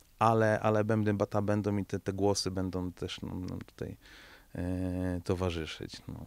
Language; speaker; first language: Polish; early bilingual, heritage; Polish